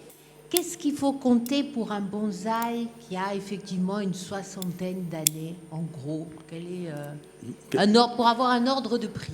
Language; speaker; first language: French; native; French